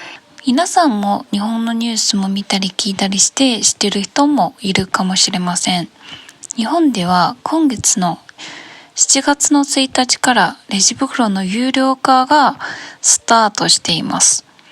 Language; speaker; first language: Japanese; non-native, learner; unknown